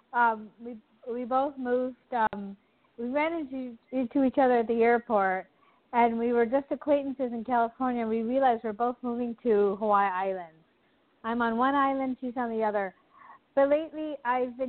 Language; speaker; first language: English; native; English